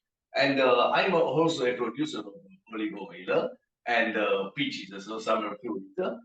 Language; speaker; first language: English; non-native, learner; Italian